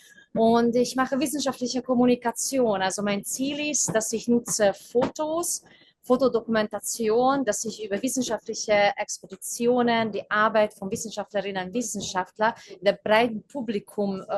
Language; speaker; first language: German; non-native, fluent; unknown